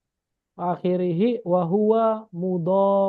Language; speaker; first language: Arabic; non-native, fluent; Indonesian